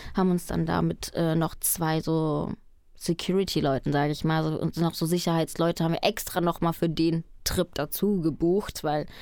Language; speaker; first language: German; early bilingual, other home language; Spanish